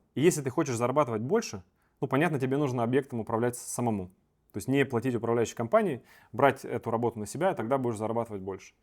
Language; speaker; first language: Russian; native; Russian